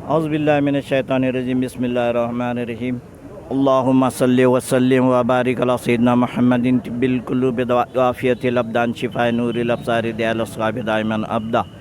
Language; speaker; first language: Urdu; native; Urdu